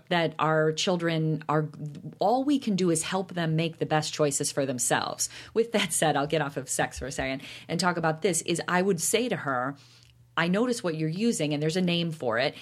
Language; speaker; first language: English; native; English